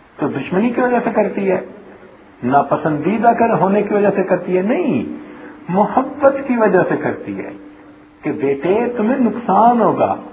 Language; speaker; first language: Urdu; non-native, local second language; Punjabi